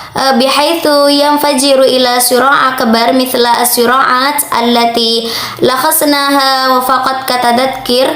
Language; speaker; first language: Arabic; non-native, learner; Indonesian